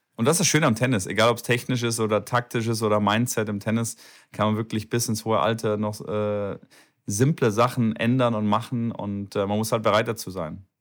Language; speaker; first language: German; native; German